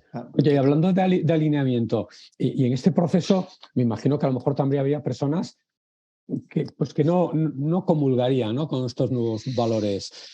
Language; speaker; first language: Spanish; native; Spanish